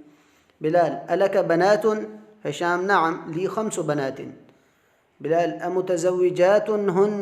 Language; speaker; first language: Arabic; non-native, fluent; Urdu